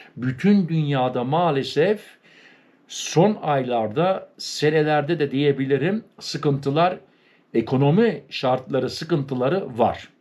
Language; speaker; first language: Turkish; early bilingual, heritage; Turkish